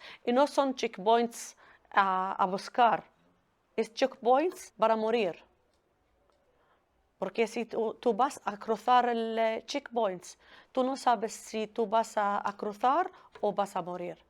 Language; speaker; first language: Spanish; non-native, learner; Arabic